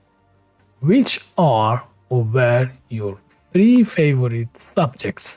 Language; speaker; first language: English; non-native, fluent; Persian